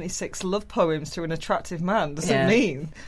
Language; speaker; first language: English; native; English